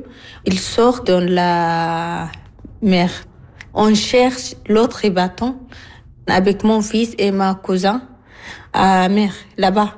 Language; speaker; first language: French; non-native, learner; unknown